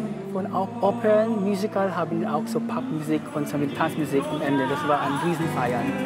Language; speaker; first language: German; non-native, learner; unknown